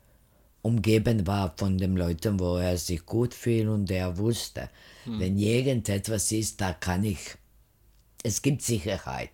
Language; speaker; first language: German; non-native, fluent; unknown